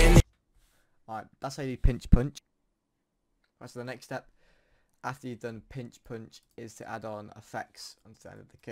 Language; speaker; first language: English; native; English